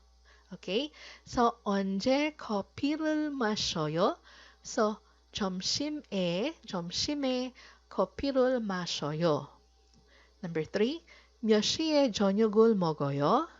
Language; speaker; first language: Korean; non-native, fluent; Filipino